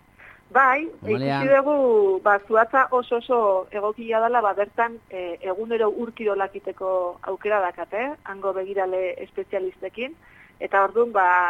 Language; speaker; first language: Basque; native; Basque